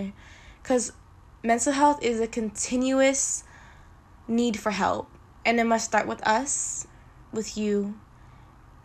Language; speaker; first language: English; native; English